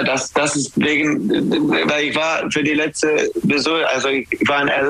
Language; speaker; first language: German; non-native, fluent; English